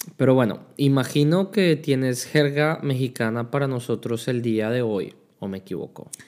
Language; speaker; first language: Spanish; native; Spanish